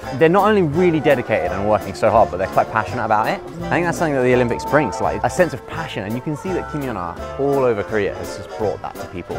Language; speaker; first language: English; native; English